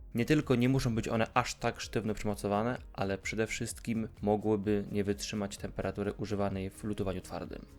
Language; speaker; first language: Polish; native; Polish